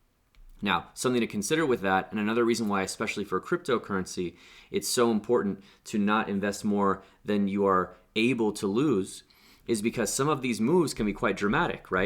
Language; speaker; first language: English; native; English